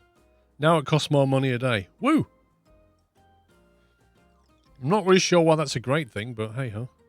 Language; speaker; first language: English; native; English